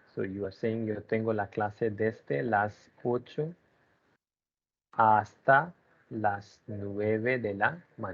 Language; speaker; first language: Spanish; non-native, learner; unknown